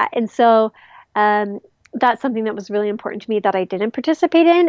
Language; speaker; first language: English; native; English